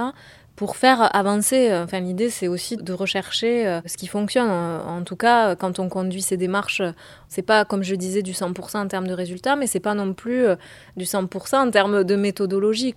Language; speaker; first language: French; native; French